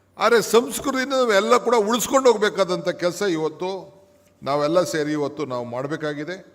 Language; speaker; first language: Kannada; native; Kannada